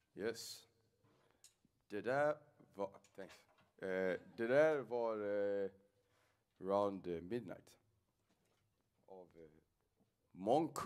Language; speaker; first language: Swedish; non-native, fluent; English